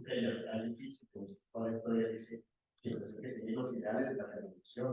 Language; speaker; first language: Spanish; native; Spanish